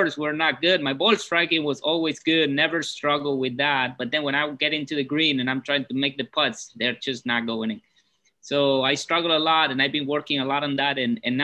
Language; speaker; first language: English; non-native, fluent; Spanish